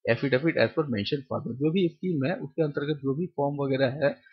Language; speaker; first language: Hindi; non-native, local second language; Bangla